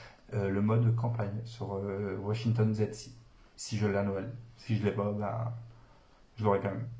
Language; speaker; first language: French; native; French